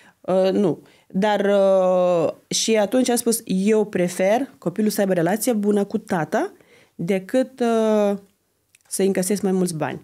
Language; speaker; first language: Romanian; non-native, fluent; Lithuanian